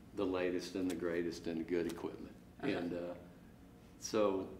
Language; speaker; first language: English; native; English